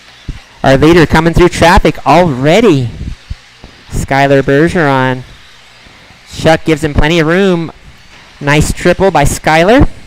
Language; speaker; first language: English; native; English